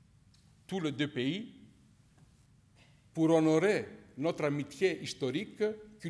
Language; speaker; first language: French; non-native, fluent; Greek